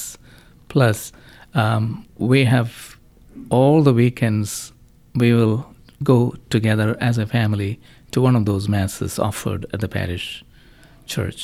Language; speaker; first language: English; non-native, local second language; Malayalam